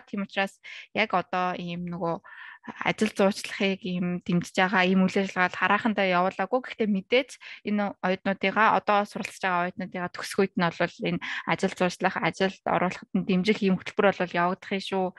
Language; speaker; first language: Mongolian; native; Mongolian